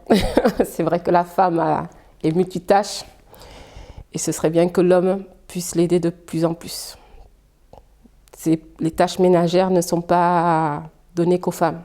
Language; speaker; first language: French; early bilingual, other home language; Fula